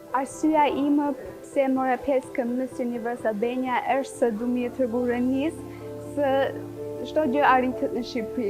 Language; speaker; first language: Albanian; early bilingual, heritage; Albanian